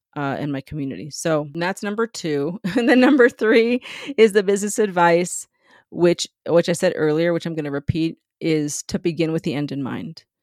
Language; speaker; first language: English; native; English